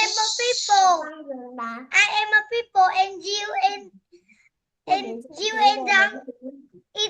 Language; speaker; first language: English; non-native, learner; Vietnamese